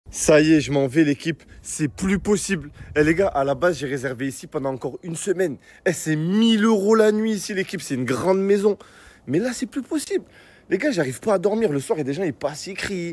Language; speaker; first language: French; native; French